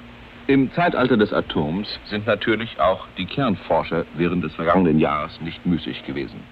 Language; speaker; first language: German; native; German